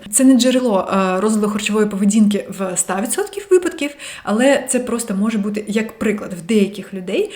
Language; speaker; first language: Ukrainian; non-native, local second language; Russian